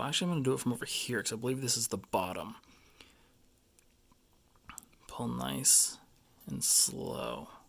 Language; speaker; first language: English; native; English